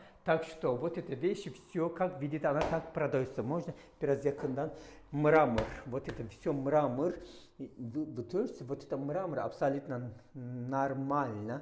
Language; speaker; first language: Russian; non-native, learner; Turkish